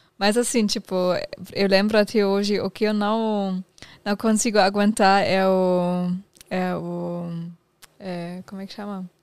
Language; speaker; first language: Portuguese; non-native, fluent; German